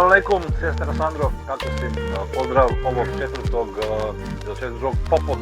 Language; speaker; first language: Croatian; native; Croatian